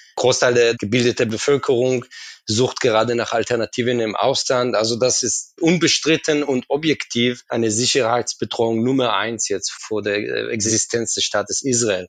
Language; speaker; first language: German; non-native, fluent; Hebrew